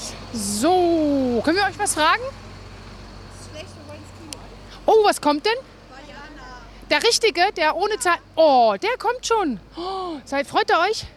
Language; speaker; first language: German; native; German